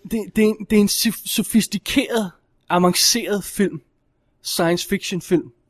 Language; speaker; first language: Danish; native; Danish